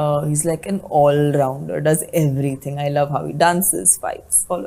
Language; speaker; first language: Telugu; non-native, fluent; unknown